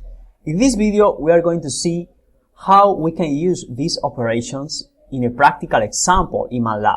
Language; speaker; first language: English; non-native, fluent; Spanish